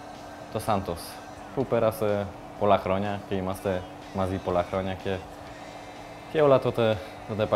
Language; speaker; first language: Greek; non-native, learner; Polish